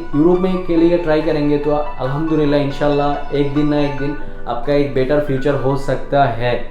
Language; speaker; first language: Hindi; non-native, fluent; Bangla